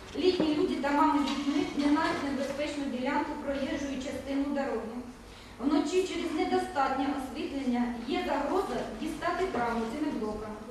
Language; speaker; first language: Ukrainian; native; Ukrainian